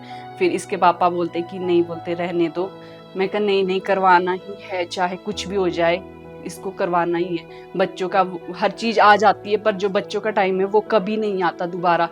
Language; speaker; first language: Hindi; native; Hindi